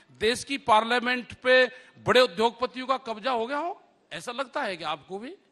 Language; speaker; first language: Hindi; native; Hindi